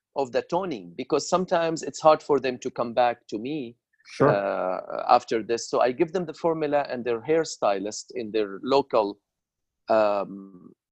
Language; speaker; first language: English; non-native, fluent; Arabic